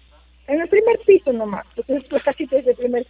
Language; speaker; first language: Spanish; native; Spanish